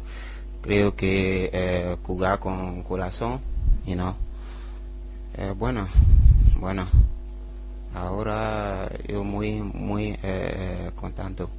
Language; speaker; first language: Spanish; non-native, learner; English